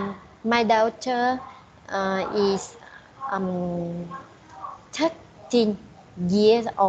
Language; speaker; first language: English; non-native, learner; Vietnamese